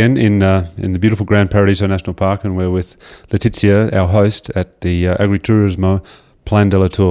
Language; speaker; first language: English; native; English